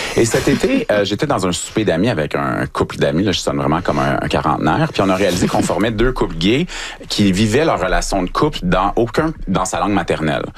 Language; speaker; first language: French; native; French